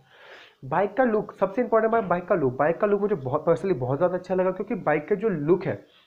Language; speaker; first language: Hindi; native; Hindi